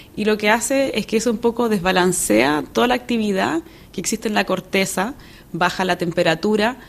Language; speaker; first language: Spanish; native; Spanish